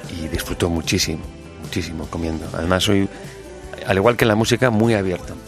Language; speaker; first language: Spanish; native; Spanish